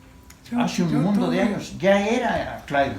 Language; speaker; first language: Spanish; native; Spanish